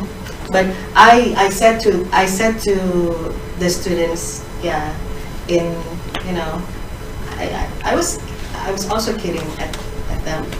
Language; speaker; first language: English; non-native, fluent; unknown